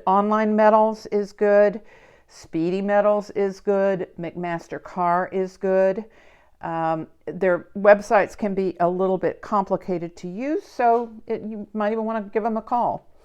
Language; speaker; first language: English; native; English